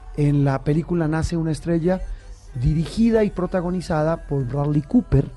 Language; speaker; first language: Spanish; native; Spanish